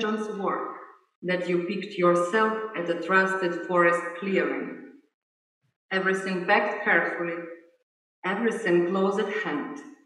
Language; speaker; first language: English; non-native, fluent; Ukrainian